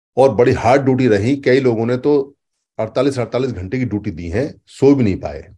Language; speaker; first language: Hindi; native; Hindi